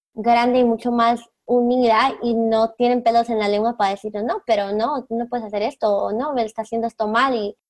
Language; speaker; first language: Spanish; native; Spanish